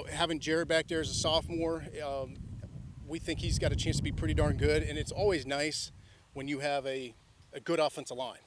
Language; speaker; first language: English; native; English